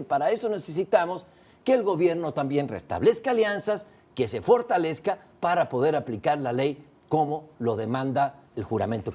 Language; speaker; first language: Spanish; native; Spanish